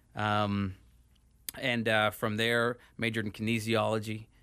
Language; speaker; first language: English; native; English